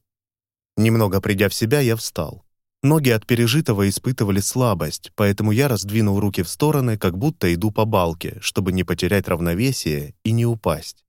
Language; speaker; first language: Russian; native; Russian